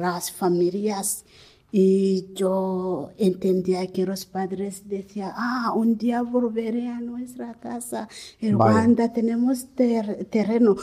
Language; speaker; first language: Spanish; non-native, learner; Kinyarwanda